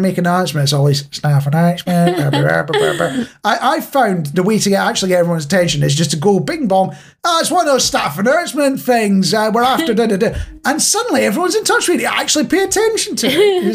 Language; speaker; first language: English; native; English